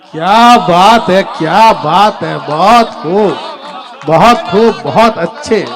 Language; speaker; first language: Hindi; native; Hindi